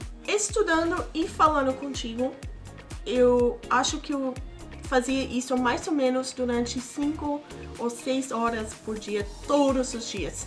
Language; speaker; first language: Portuguese; non-native, fluent; English